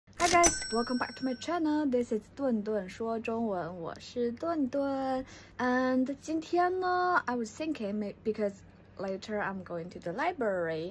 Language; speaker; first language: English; non-native, fluent; Chinese